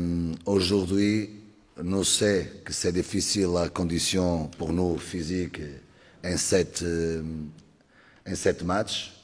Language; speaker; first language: French; non-native, learner; Portuguese